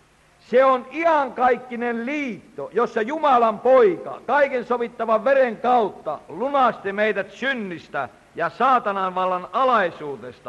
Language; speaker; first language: Finnish; native; Finnish